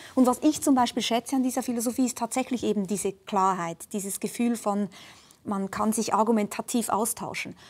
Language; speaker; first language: German; native; German